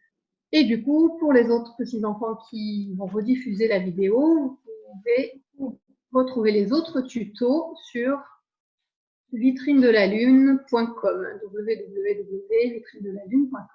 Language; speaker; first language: French; native; French